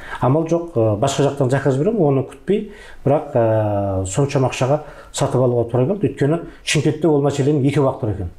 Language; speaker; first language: Kazakh; native; Kazakh